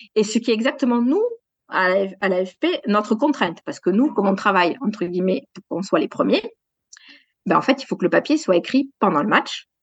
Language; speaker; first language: French; native; French